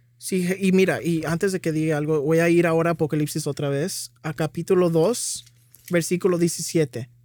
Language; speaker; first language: Spanish; early bilingual, heritage; Spanish